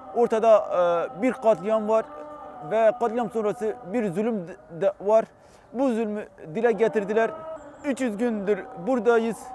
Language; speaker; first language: Turkish; non-native, local second language; Kurdish